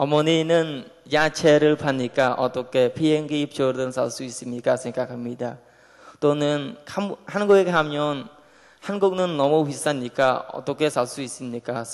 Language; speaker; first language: Korean; non-native, learner; Khmer